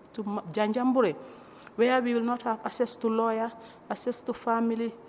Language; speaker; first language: English; non-native, local second language; Mandingo